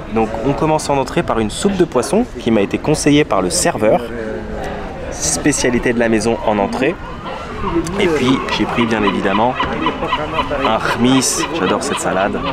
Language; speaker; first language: French; native; French